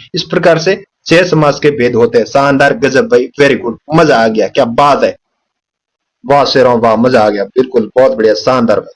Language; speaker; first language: Hindi; native; Hindi